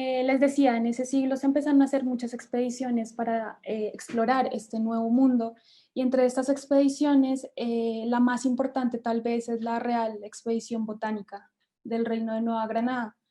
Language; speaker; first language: Spanish; native; Spanish